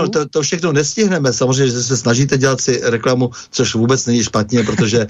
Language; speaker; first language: Czech; native; Czech